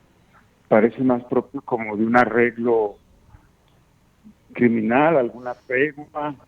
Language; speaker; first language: Spanish; native; Spanish